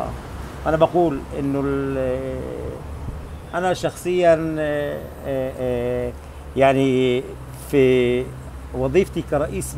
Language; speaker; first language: Arabic; native; Arabic